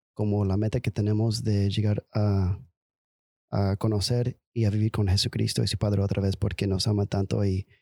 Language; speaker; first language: Spanish; non-native, fluent; English